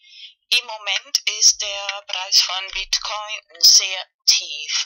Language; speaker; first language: German; non-native, fluent; Spanish